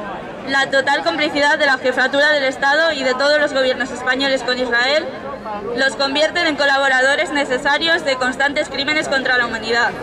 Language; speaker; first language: Spanish; native; Spanish